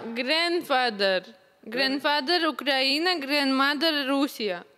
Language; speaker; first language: Indonesian; early bilingual, other home language; Russian